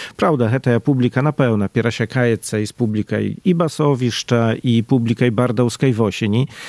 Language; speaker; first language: Belarusian; native; Belarusian